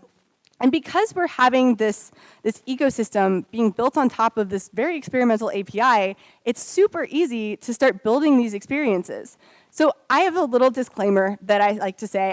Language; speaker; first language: English; native; English